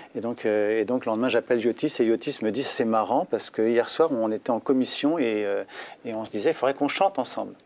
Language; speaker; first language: French; native; French